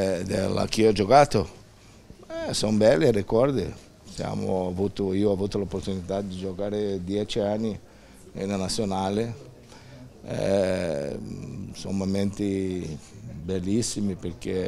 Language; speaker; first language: Italian; non-native, fluent; Portuguese